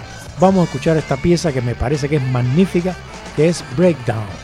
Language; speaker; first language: Spanish; native; Spanish